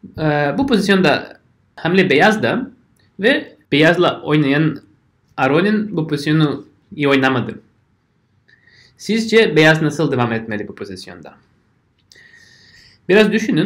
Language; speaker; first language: Turkish; non-native, fluent; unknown